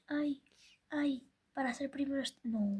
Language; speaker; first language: Spanish; early bilingual, other home language; Bangla